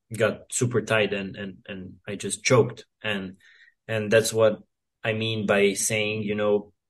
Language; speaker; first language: English; non-native, fluent; Serbian